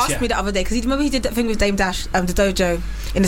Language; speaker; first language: English; native; English